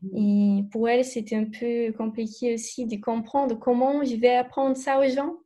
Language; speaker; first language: French; non-native, fluent; Portuguese